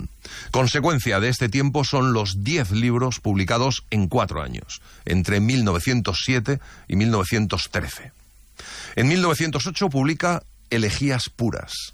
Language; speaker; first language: Spanish; native; Spanish